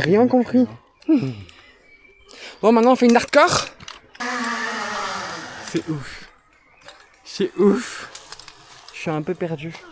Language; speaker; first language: French; native; French